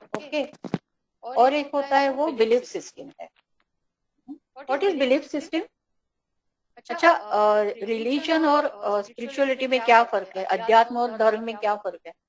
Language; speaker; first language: Hindi; native; Hindi